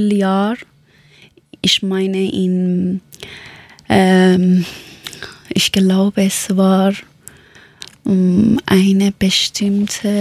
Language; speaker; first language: German; non-native, learner; Persian